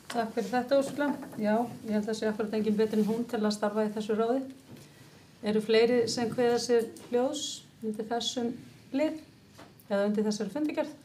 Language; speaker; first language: Icelandic; native; Icelandic